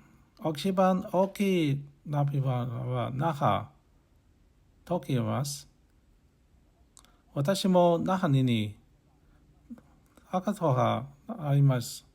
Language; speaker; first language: Japanese; non-native, learner; English